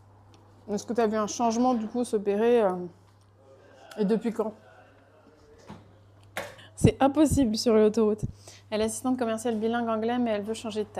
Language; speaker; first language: French; early bilingual, other home language; Portuguese